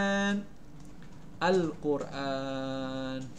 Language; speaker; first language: Arabic; non-native, fluent; Indonesian